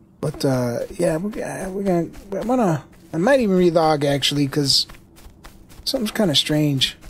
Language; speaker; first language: English; native; English